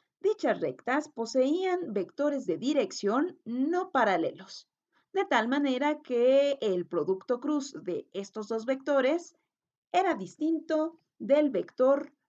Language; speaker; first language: Spanish; native; Spanish